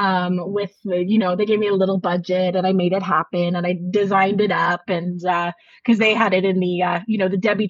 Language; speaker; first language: English; native; English